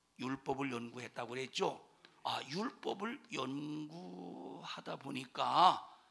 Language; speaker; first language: Korean; native; Korean